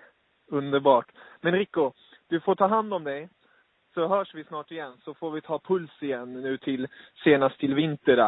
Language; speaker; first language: Swedish; native; Swedish